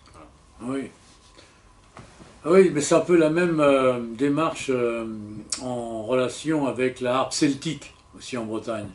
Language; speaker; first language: French; native; French